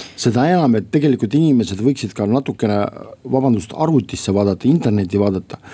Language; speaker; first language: Estonian; non-native, local second language; Russian